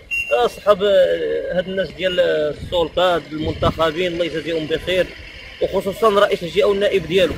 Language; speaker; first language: Arabic; native; Arabic